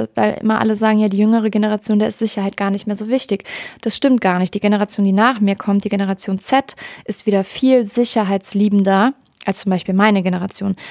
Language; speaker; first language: German; native; German